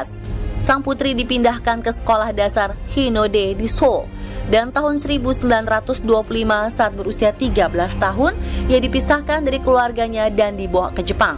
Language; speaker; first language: Indonesian; native; Indonesian